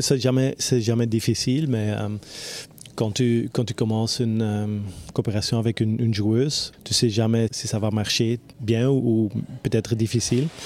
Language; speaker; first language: French; non-native, local second language; Dutch